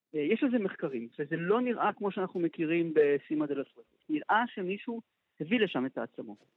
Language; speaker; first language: Hebrew; native; Hebrew